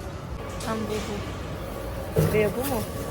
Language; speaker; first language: Turkish; non-native, learner; Indonesian